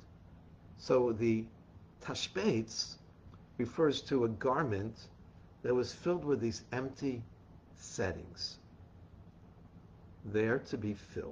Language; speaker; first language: English; native; English